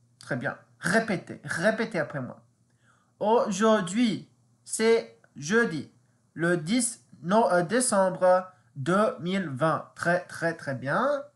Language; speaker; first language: French; non-native, fluent; English